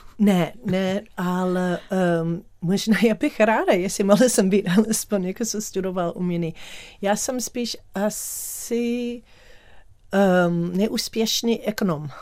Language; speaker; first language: Czech; non-native, learner; English